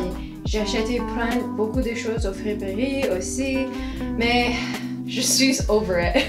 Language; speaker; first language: French; non-native, learner; English